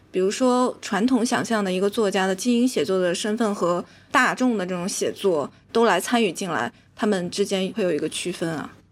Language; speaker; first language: Chinese; native; Chinese